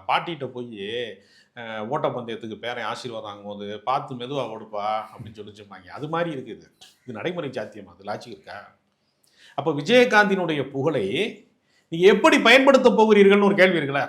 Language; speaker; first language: Tamil; native; Tamil